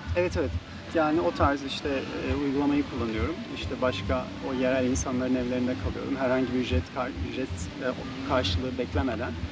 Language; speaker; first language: Turkish; native; Turkish